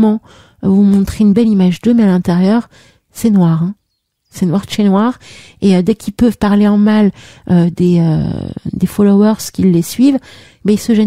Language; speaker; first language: French; native; French